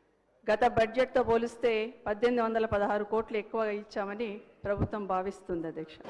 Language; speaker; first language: Telugu; native; Telugu